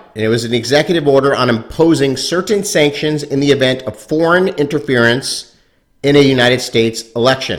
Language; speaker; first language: English; native; English